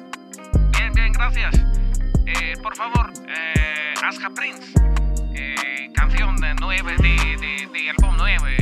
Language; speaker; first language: Spanish; non-native, learner; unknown